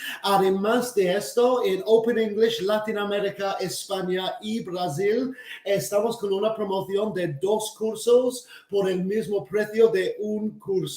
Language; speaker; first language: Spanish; non-native, fluent; English